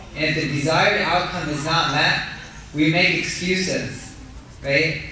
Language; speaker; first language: English; native; English